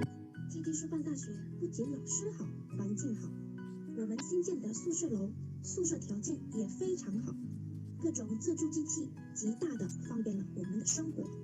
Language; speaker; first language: Chinese; non-native, fluent; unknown